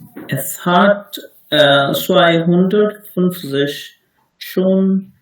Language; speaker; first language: German; non-native, learner; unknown